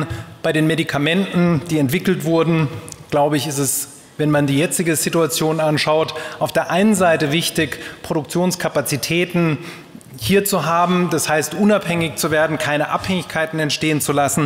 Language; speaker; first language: German; native; German